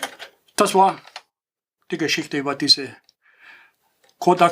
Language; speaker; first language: German; non-native, fluent; Greek